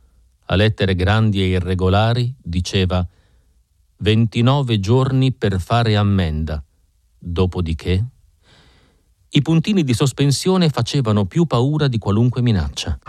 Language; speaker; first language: Italian; native; Italian